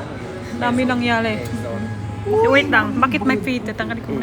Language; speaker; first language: Filipino; non-native, learner; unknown